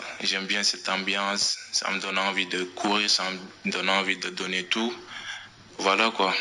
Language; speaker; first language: French; non-native, local second language; Wolof